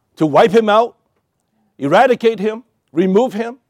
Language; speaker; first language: English; non-native, local second language; Cantonese